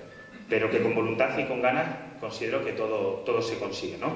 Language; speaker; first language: Spanish; native; Spanish